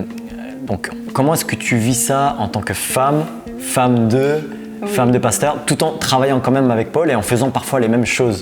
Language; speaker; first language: French; native; French